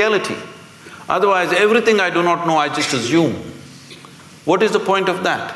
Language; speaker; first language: English; non-native, local second language; Kannada